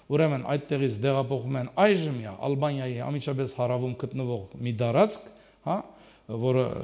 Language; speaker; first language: Armenian; early bilingual, heritage; French